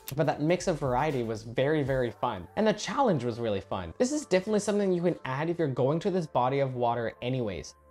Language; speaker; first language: English; native; English